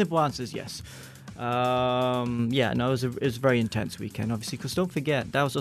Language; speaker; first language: English; native; English